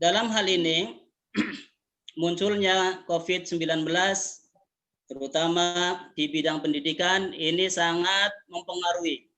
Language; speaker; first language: Indonesian; native; Indonesian